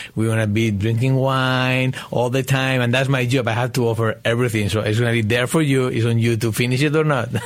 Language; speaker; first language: English; non-native, fluent; Spanish